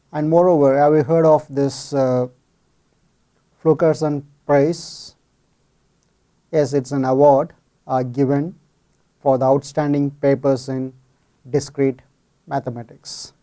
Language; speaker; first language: English; non-native, fluent; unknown